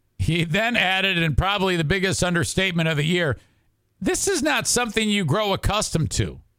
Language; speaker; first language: English; native; English